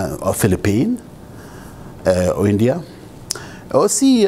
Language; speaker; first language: French; non-native, local second language; Arabic